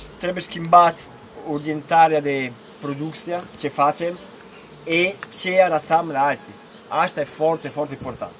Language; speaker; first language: Romanian; non-native, fluent; Italian